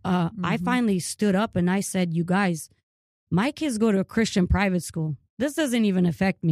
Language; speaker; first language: English; early bilingual, other home language; Ukrainian